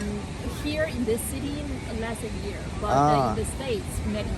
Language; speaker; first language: English; non-native, learner; Chinese